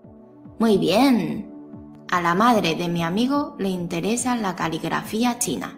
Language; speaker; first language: Spanish; non-native, fluent; Chinese